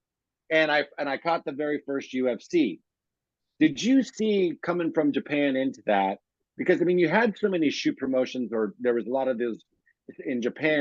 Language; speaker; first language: English; native; English